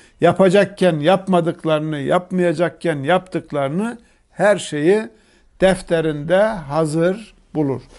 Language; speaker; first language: Turkish; native; Turkish